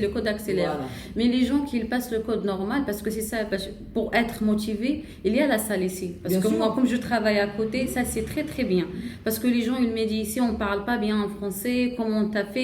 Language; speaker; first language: French; non-native, learner; Arabic